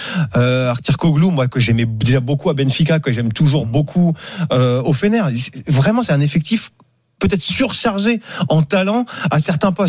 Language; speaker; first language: French; native; French